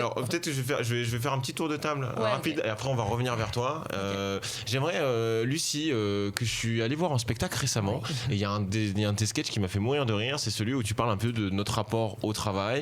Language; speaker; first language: French; native; French